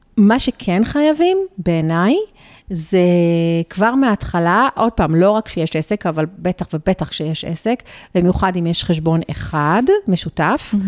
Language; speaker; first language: Hebrew; early bilingual, other home language; Spanish